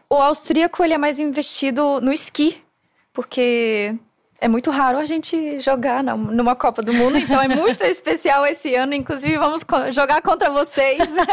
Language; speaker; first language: Portuguese; non-native, fluent; German